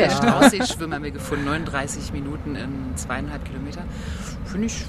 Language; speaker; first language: German; native; German